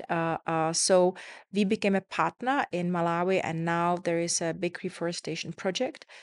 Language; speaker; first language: English; non-native, fluent; Czech